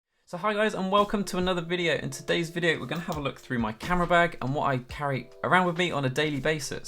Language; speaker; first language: English; native; English